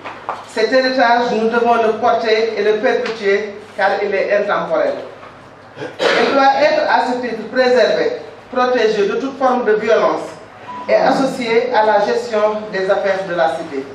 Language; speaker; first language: French; non-native, local second language; Wolof